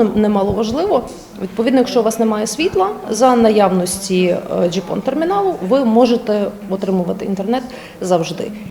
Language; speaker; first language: Ukrainian; native; Ukrainian